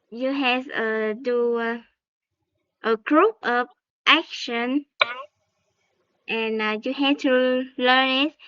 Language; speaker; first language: English; non-native, learner; Vietnamese